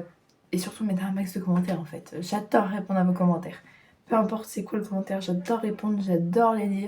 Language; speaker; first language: French; native; French